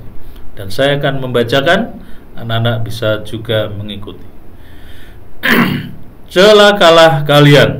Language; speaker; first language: Indonesian; native; Indonesian